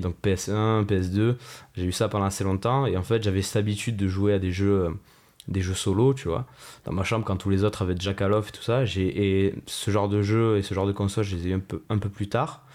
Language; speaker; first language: French; native; French